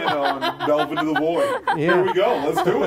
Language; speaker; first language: English; native; English